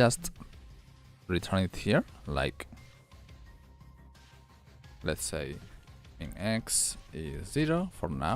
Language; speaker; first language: English; non-native, fluent; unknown